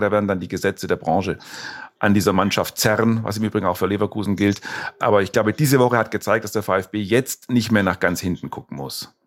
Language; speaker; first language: German; native; German